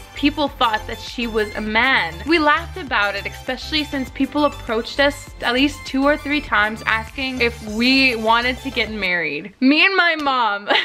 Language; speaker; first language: English; native; English